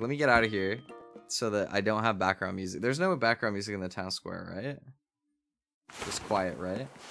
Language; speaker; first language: English; native; English